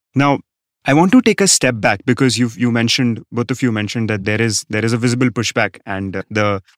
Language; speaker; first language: English; non-native, local second language; Hindi